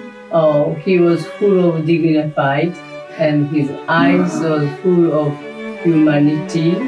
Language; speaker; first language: English; non-native, fluent; Japanese